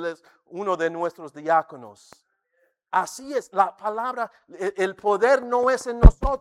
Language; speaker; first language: Spanish; non-native, fluent; English